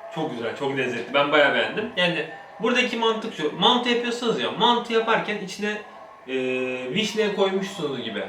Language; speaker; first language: Turkish; native; Turkish